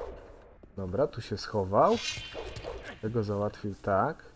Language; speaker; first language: Polish; native; Polish